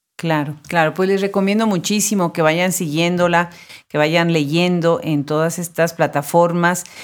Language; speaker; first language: Spanish; native; Spanish